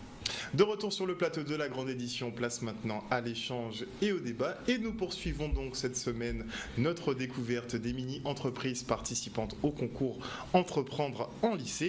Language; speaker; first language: French; native; French